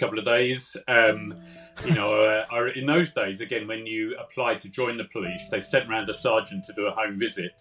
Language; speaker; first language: English; native; English